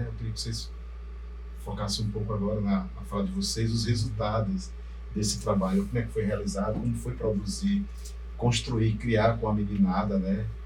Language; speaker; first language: Portuguese; native; Portuguese